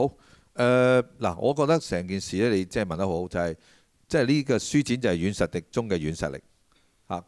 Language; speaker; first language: Cantonese; native; Cantonese